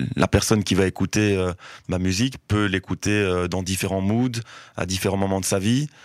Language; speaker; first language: French; native; French